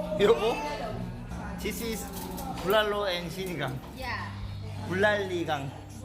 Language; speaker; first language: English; non-native, learner; Korean